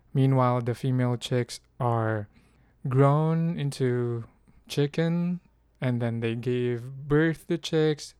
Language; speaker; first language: English; non-native, local second language; Filipino